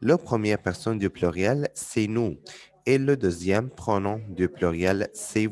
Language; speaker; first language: French; non-native, fluent; Arabic